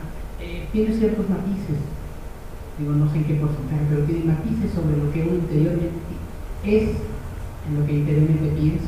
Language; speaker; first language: Spanish; native; Spanish